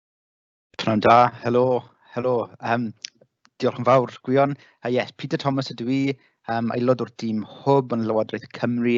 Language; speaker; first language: Welsh; non-native, learner; English